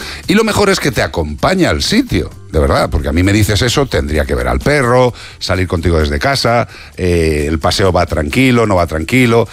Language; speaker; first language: Spanish; native; Spanish